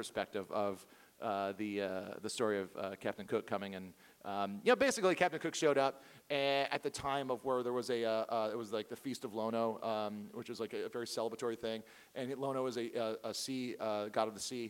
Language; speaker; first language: English; native; English